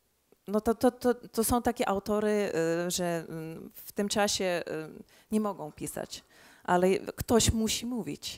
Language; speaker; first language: Polish; early bilingual, heritage; Polish